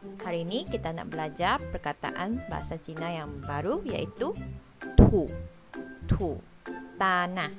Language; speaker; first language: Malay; non-native, local second language; Chinese